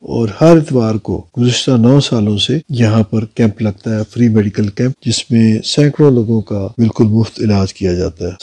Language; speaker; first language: Urdu; native; Urdu